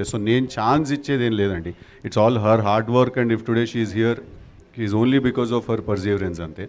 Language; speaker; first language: Telugu; native; Telugu